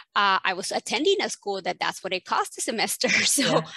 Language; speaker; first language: English; early bilingual, other home language; Spanish